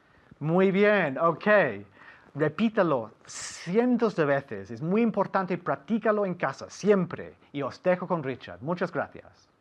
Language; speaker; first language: Spanish; non-native, fluent; English